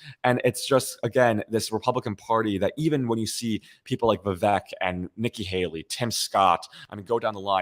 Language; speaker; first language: English; native; English